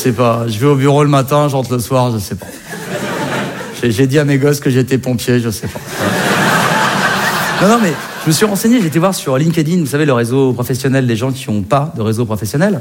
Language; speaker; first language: French; native; French